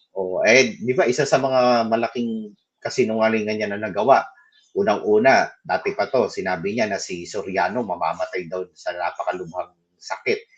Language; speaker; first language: Filipino; native; Filipino